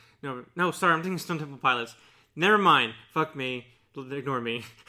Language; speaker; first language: English; early bilingual, other home language; Spanish